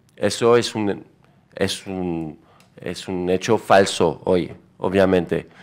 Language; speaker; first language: Spanish; non-native, fluent; French